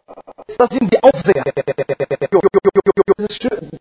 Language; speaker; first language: German; non-native, learner; Arabic